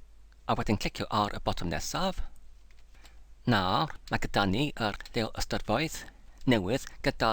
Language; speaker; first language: Welsh; non-native, learner; English